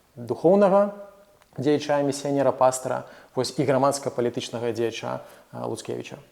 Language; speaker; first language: Belarusian; non-native, local second language; Russian